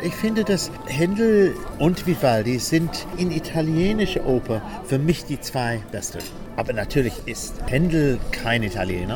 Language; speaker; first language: German; non-native, learner; English